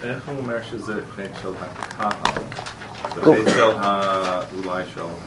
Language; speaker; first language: Hebrew; non-native, learner; English